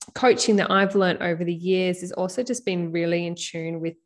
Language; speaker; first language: English; native; English